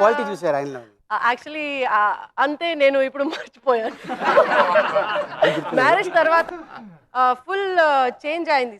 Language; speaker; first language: Telugu; non-native, local second language; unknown